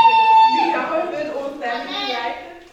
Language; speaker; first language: German; non-native, learner; French